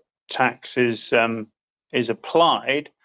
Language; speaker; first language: English; native; English